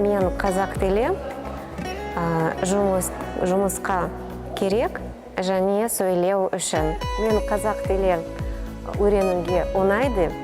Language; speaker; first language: Kazakh; non-native, learner; Russian